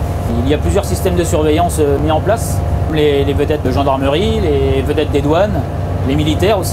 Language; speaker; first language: French; native; French